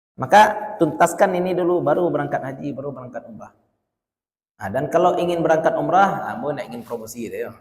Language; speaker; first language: Malay; non-native, local second language; Minangkabau